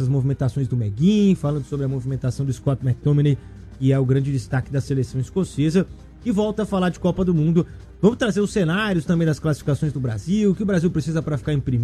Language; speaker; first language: Portuguese; native; Portuguese